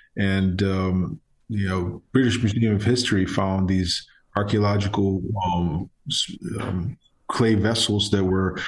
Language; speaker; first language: English; non-native, fluent; Georgian